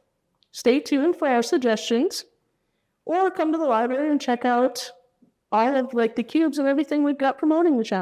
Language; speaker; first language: English; native; English